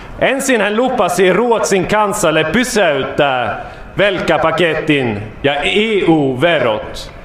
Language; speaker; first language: Finnish; non-native, fluent; Swedish